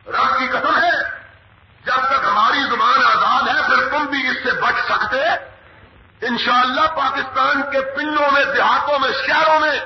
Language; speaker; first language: Urdu; non-native, local second language; Punjabi